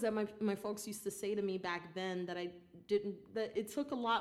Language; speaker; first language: English; early bilingual, other home language; Haitian Creole